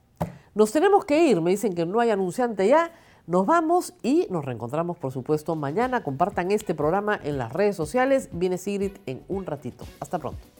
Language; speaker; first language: Spanish; native; Spanish